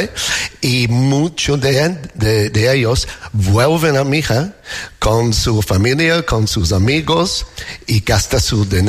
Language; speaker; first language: Spanish; non-native, learner; English